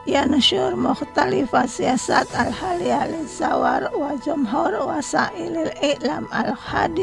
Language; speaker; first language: Arabic; non-native, fluent; Indonesian